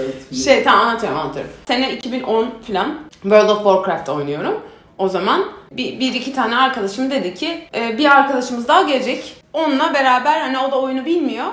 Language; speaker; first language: Turkish; native; Turkish